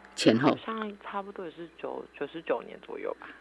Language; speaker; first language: Chinese; native; Chinese